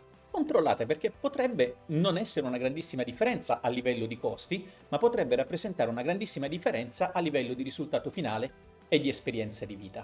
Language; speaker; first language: Italian; native; Italian